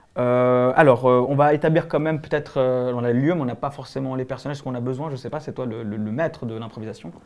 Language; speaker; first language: French; early bilingual, other home language; Spanish